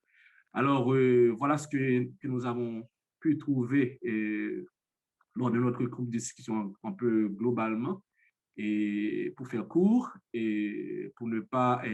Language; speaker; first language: French; non-native, local second language; Haitian Creole